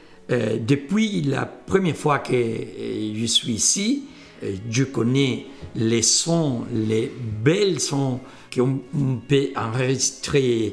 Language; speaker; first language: French; non-native, learner; Spanish